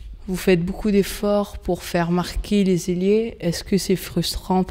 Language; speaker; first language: French; native; French